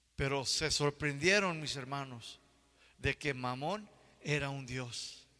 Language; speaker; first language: Spanish; early bilingual, heritage; Spanish